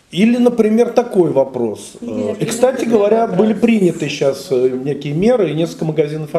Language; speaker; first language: Russian; native; Russian